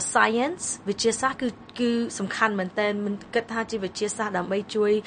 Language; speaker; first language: Khmer; early bilingual, heritage; Khmer